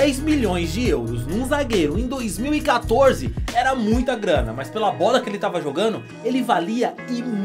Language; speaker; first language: Portuguese; native; Portuguese